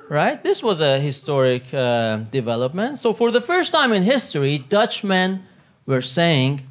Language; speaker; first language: English; non-native, fluent; Italian